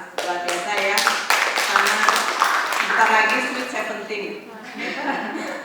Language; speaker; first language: Indonesian; native; Indonesian